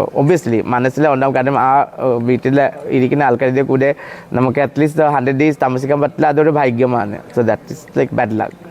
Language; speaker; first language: Malayalam; non-native, local second language; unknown